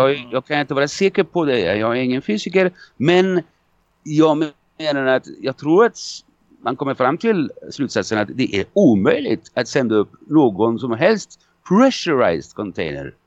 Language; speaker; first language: Swedish; non-native, fluent; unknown